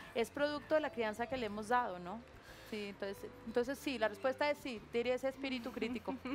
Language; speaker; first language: Spanish; native; Spanish